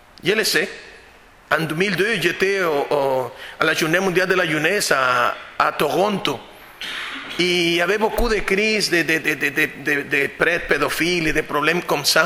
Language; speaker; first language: French; non-native, fluent; Spanish